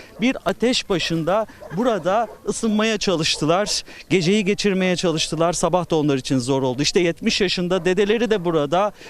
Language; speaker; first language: Turkish; native; Turkish